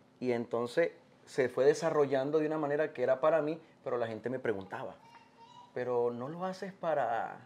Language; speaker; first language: Spanish; native; Spanish